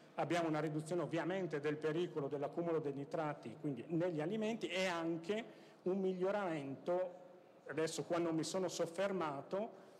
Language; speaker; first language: Italian; native; Italian